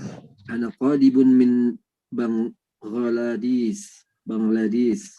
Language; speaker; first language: Arabic; non-native, learner; Indonesian